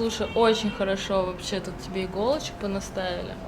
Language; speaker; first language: Russian; native; Russian